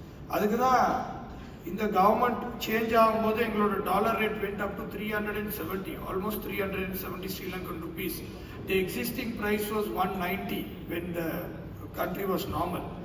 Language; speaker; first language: English; non-native, local second language; Tamil